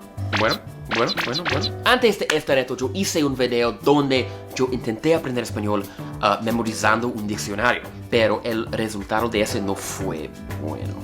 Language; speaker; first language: Spanish; non-native, fluent; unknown